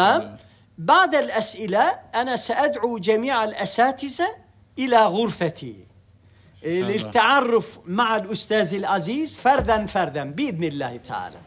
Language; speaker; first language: Arabic; non-native, fluent; Turkish